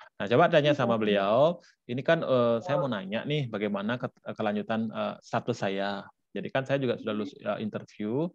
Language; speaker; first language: Indonesian; native; Indonesian